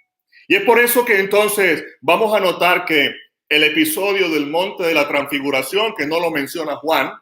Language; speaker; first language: Spanish; native; Spanish